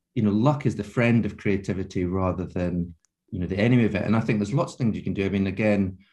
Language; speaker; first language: English; native; English